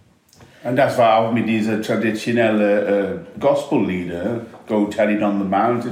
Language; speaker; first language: German; non-native, fluent; English